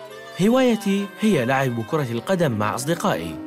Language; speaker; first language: Arabic; non-native, learner; Malay